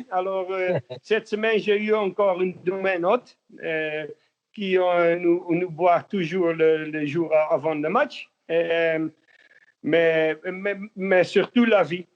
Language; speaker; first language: French; non-native, learner; Dutch